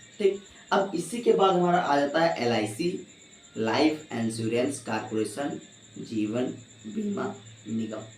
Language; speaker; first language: Hindi; native; Hindi